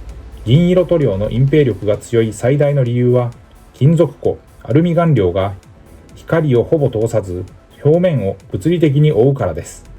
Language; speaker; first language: Japanese; native; Japanese